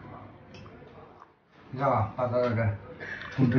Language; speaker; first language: Chinese; native; Chinese